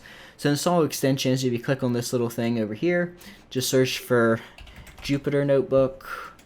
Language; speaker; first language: English; native; English